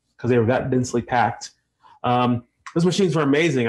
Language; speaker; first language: English; native; English